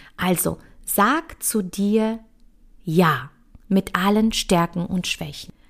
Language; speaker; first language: German; early bilingual, other home language; Polish